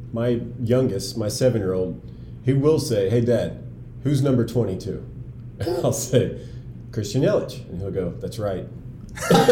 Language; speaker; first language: English; native; English